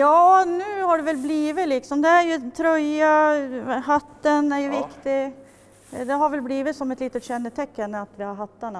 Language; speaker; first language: Swedish; native; Swedish